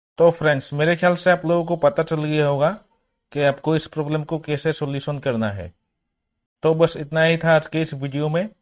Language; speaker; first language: Hindi; native; Hindi